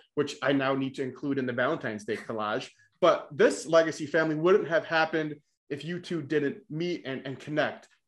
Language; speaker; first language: English; native; English